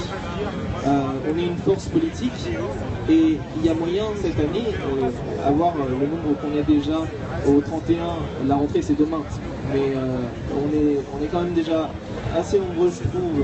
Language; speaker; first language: French; native; French